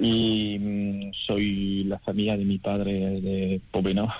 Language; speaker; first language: Spanish; non-native, fluent; French